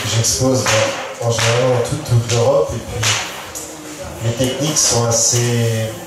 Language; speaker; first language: French; native; French